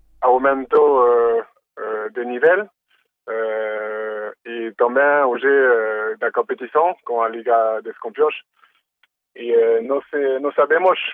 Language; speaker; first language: Portuguese; early bilingual, heritage; French